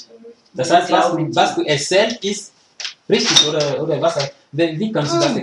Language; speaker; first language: German; non-native, fluent; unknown